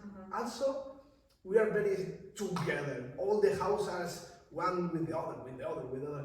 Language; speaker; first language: English; non-native, learner; Spanish